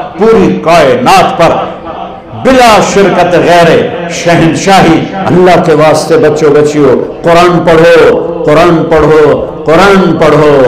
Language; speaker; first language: Urdu; non-native, local second language; Punjabi